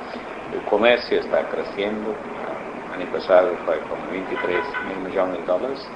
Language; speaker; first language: Spanish; non-native, learner; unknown